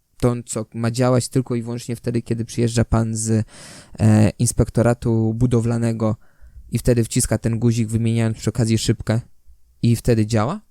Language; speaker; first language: Polish; native; Polish